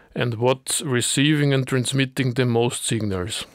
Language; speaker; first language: English; non-native, learner; German